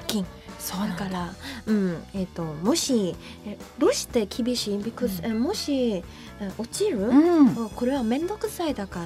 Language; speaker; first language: Japanese; non-native, learner; English